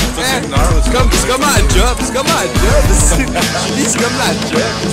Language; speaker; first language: French; native; French